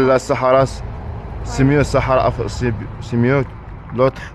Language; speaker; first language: French; non-native, learner; Arabic